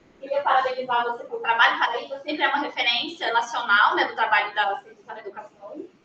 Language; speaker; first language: Portuguese; native; Portuguese